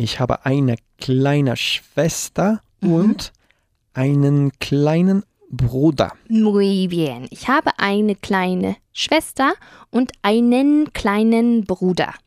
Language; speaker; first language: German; non-native, learner; Spanish